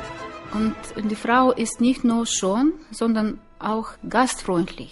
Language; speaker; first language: German; non-native, learner; Russian